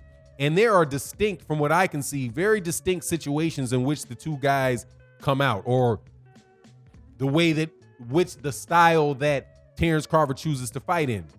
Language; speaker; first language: English; native; English